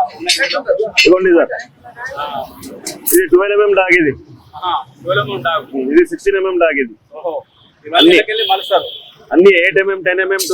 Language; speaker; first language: Telugu; non-native, local second language; Urdu